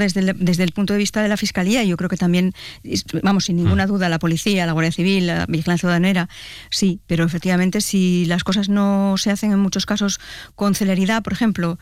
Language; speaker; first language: Spanish; native; Spanish